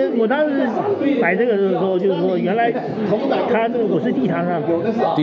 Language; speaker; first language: Chinese; native; Chinese